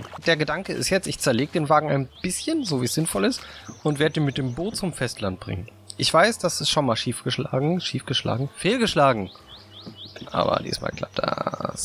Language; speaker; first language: German; native; German